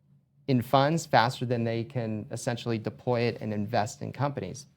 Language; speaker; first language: English; native; English